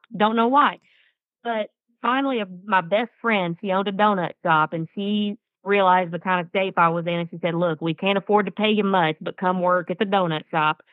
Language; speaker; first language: English; native; English